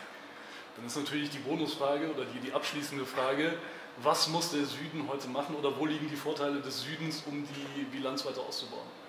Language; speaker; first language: German; native; German